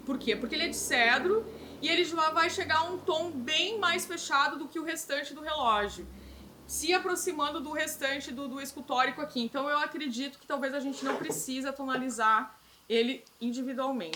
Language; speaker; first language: Portuguese; native; Portuguese